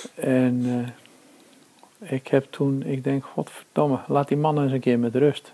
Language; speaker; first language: Dutch; early bilingual, other home language; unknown